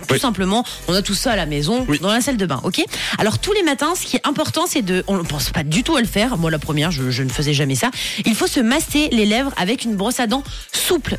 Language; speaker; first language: French; native; French